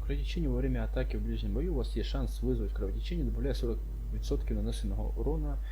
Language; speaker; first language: Russian; non-native, local second language; Ukrainian